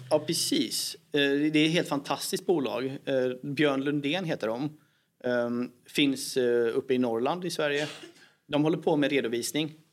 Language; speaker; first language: Swedish; native; Swedish